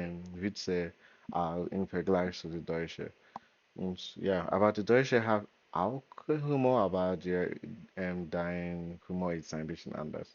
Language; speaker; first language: German; non-native, learner; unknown